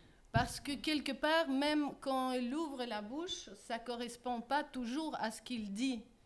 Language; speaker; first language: French; non-native, fluent; Russian